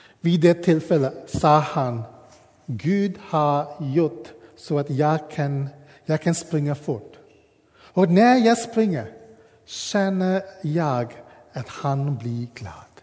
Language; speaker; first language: Swedish; non-native, fluent; English